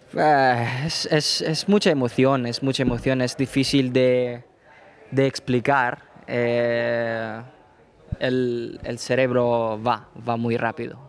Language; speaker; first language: Spanish; non-native, fluent; Italian